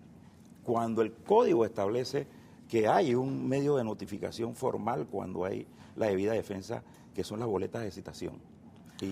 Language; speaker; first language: Spanish; native; Spanish